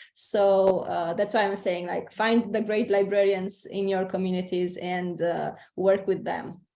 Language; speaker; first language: English; non-native, fluent; Romanian